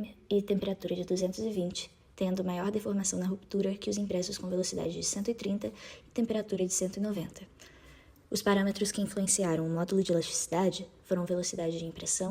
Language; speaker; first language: Portuguese; native; Portuguese